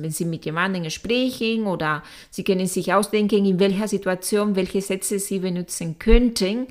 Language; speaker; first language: German; non-native, fluent; Spanish